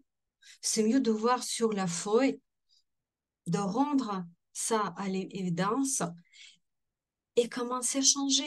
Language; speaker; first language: French; non-native, fluent; Russian